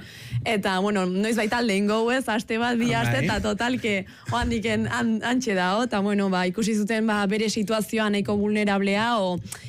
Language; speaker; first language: Basque; native; Basque